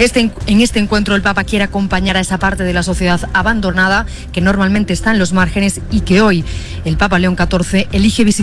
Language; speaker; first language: Spanish; native; Spanish